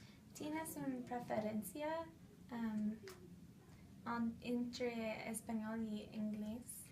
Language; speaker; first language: Spanish; non-native, fluent; English